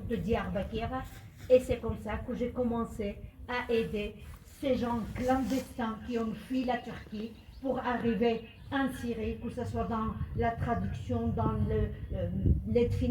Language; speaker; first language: French; non-native, fluent; Arabic